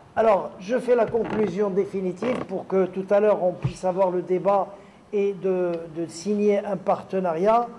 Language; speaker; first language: French; non-native, local second language; Arabic